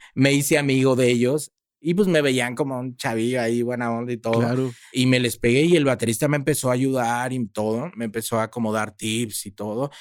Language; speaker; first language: Spanish; native; Spanish